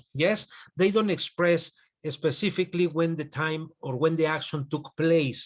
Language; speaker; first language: English; non-native, fluent; Spanish